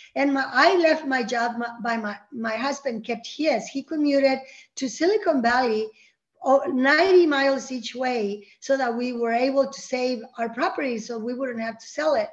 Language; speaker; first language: English; early bilingual, other home language; Spanish